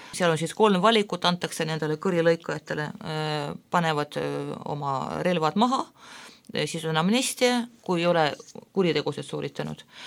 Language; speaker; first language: Estonian; non-native, local second language; Russian